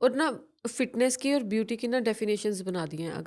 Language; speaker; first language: Hindi; non-native, local second language; Punjabi